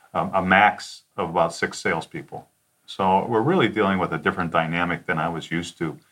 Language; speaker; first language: English; native; English